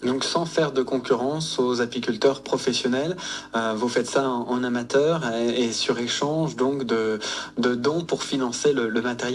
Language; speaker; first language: French; native; French